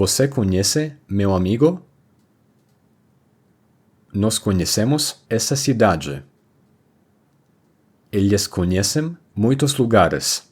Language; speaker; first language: Portuguese; non-native, learner; English